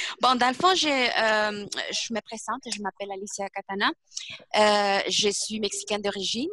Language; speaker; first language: French; non-native, fluent; Spanish